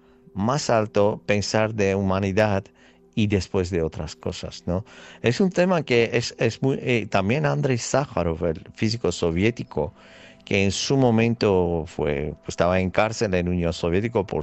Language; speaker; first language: Spanish; non-native, fluent; Armenian